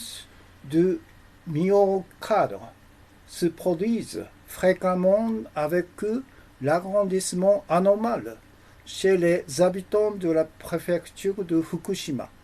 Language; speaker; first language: French; non-native, learner; Japanese